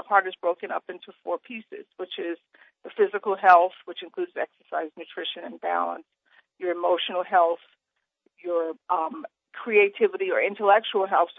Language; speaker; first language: English; native; English